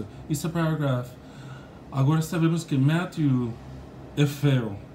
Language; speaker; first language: Portuguese; non-native, learner; English